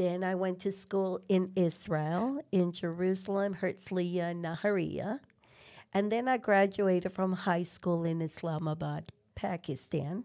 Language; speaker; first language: English; non-native, fluent; Spanish